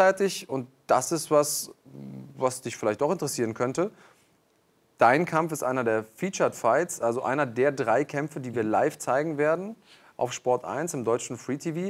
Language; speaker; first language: German; native; German